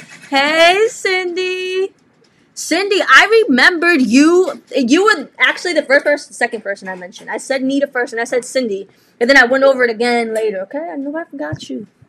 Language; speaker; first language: English; early bilingual, other home language; Spanish